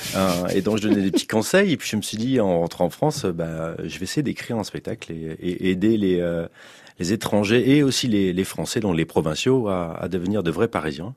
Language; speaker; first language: French; native; French